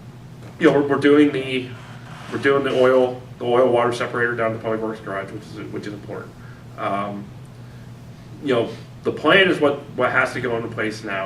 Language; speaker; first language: English; native; English